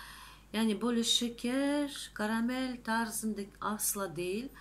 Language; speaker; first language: Turkish; non-native, fluent; Russian